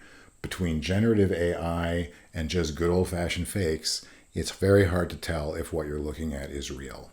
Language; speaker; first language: English; native; English